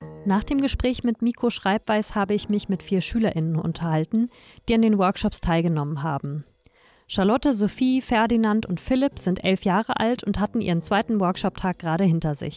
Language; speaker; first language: German; native; German